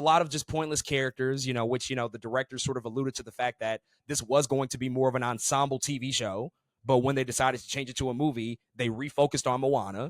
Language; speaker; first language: English; native; English